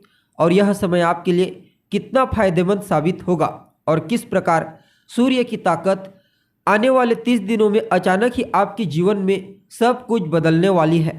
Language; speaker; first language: Hindi; native; Hindi